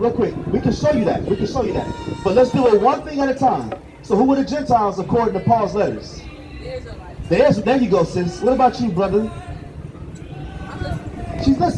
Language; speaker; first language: English; native; English